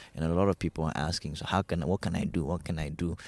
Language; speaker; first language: English; non-native, local second language; Ewe